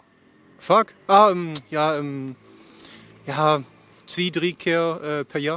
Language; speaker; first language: Dutch; non-native, learner; German